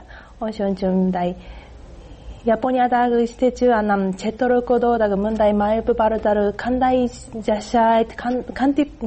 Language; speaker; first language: Kyrgyz; non-native, learner; Japanese